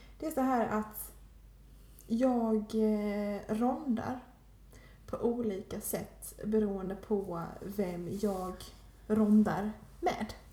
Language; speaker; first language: Swedish; early bilingual, other home language; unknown